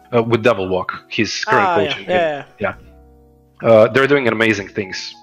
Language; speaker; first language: English; non-native, fluent; Croatian